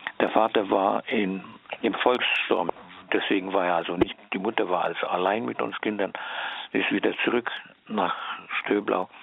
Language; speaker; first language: German; early bilingual, heritage; German